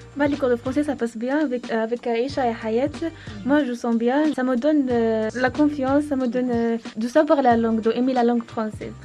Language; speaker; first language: French; non-native, learner; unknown